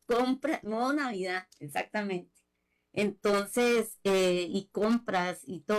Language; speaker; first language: Spanish; native; Spanish